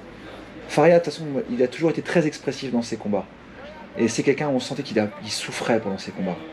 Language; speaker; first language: French; native; French